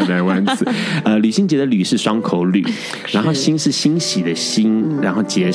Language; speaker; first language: Chinese; native; Chinese